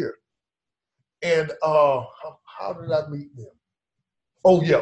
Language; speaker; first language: English; native; English